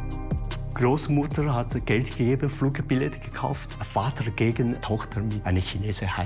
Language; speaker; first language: German; non-native, learner; Chinese